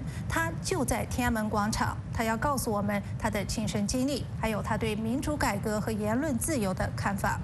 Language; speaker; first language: Chinese; native; Chinese